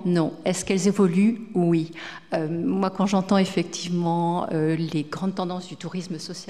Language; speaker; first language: French; native; French